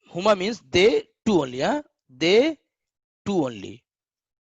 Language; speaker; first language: English; non-native, learner; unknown